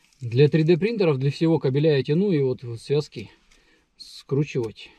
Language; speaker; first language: Russian; native; Russian